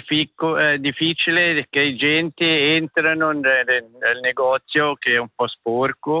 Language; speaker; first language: Italian; non-native, local second language; German